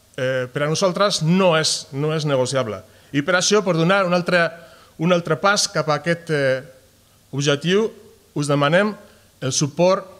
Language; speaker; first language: Catalan; non-native, learner; Spanish